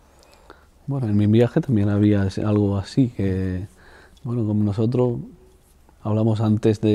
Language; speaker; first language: Spanish; non-native, fluent; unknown